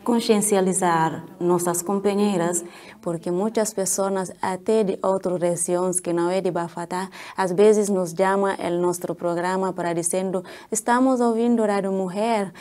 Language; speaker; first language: Spanish; non-native, learner; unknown